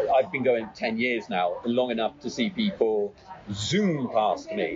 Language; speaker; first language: English; native; English